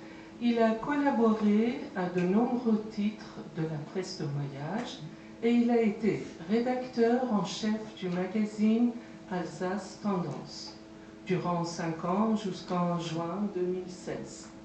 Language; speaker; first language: French; non-native, fluent; Persian